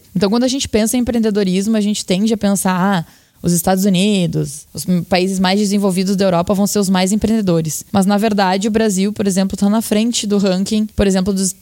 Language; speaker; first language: Portuguese; native; Portuguese